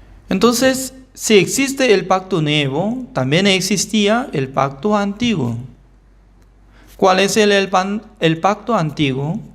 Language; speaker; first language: Spanish; non-native, fluent; Korean